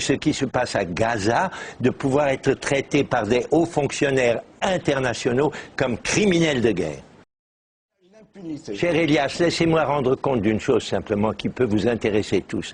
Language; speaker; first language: French; native; French